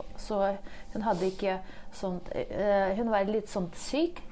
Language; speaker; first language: Norwegian; non-native, fluent; Ukrainian